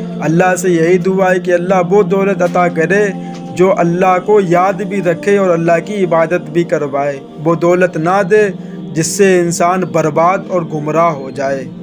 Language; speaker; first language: Urdu; native; Urdu